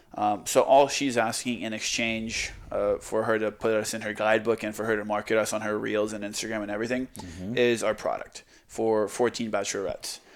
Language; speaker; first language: English; non-native, fluent; Croatian